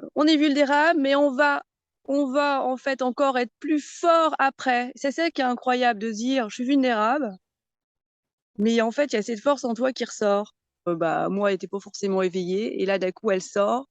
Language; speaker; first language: French; native; French